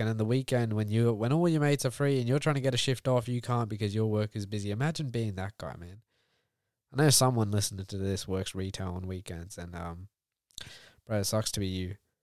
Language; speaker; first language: English; early bilingual, other home language; Punjabi